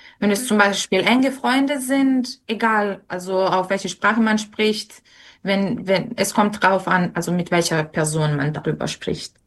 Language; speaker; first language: German; non-native, fluent; Serbian